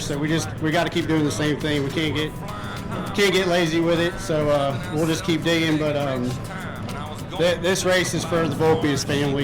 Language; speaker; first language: English; native; English